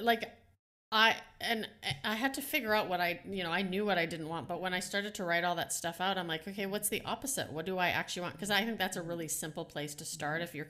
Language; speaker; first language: English; non-native, fluent; Dutch